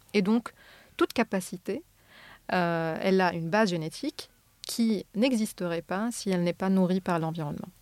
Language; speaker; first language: French; non-native, local second language; Arabic